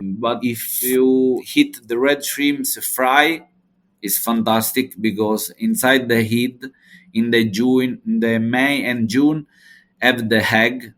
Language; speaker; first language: English; non-native, learner; Italian